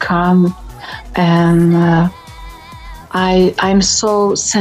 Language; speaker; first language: English; non-native, learner; Croatian